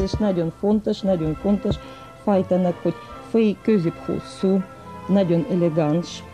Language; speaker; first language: Hungarian; non-native, fluent; Russian